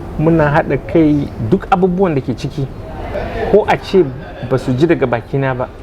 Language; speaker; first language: Hausa; native; Hausa